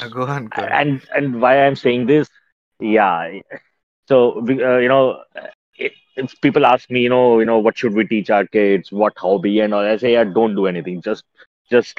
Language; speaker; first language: English; non-native, local second language; Hindi